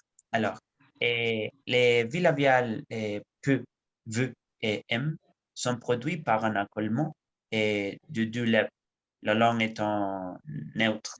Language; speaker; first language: French; non-native, learner; Spanish